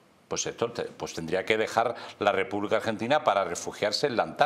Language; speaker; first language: Spanish; native; Spanish